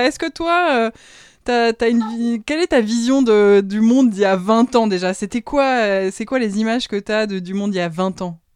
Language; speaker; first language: French; native; French